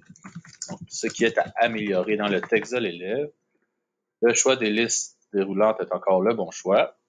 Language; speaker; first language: French; native; French